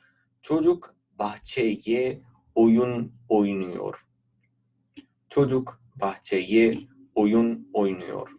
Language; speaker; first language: Turkish; non-native, fluent; Urdu